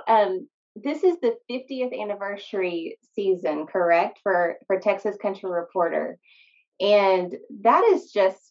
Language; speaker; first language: English; native; English